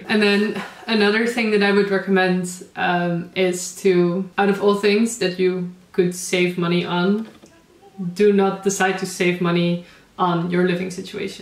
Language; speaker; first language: English; non-native, fluent; Dutch